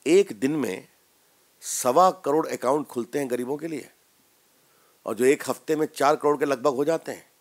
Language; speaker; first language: Hindi; native; Hindi